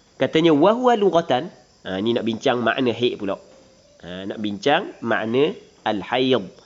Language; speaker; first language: Malay; native; Malay